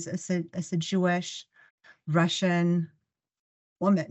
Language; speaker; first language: English; non-native, fluent; Russian